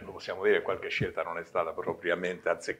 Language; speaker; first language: Italian; native; Italian